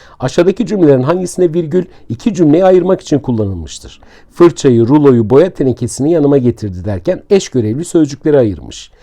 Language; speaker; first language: Turkish; native; Turkish